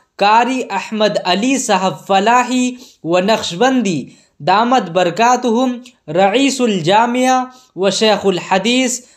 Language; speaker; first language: Urdu; native; Urdu